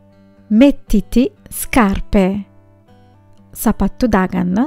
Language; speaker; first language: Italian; non-native, fluent; Sinhala